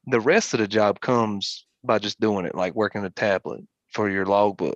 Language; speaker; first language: English; native; English